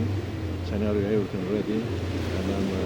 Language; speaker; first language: English; non-native, learner; Turkish